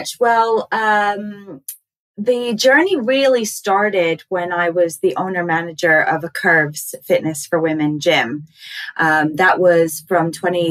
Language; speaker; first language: English; native; English